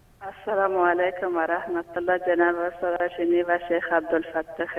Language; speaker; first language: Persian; non-native, local second language; Baluchi